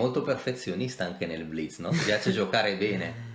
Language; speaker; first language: Italian; native; Italian